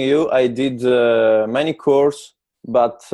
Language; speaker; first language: English; non-native, learner; Italian